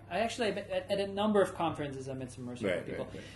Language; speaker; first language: English; early bilingual, other home language; German